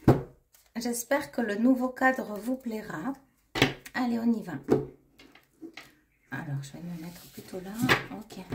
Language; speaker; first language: French; native; French